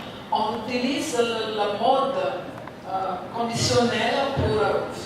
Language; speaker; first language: French; non-native, fluent; Indonesian